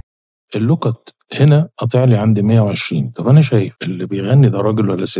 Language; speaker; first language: Arabic; native; Arabic